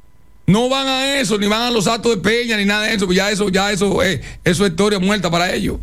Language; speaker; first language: Spanish; native; Spanish